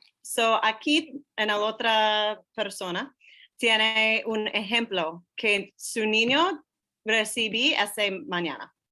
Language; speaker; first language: Spanish; non-native, learner; English